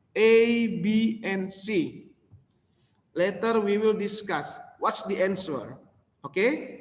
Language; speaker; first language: English; non-native, local second language; Indonesian